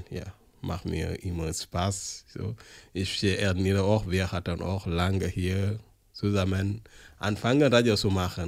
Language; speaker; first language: German; non-native, learner; French